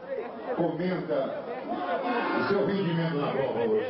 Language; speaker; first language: Portuguese; native; Portuguese